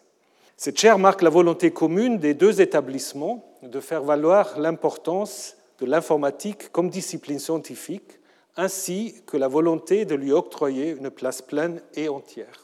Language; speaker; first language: French; non-native, fluent; German